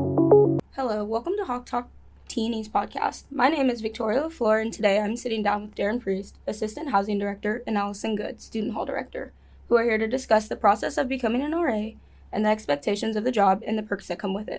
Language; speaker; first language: English; native; English